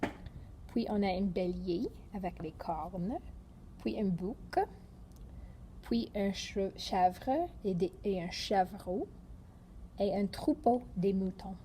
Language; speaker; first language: French; non-native, fluent; English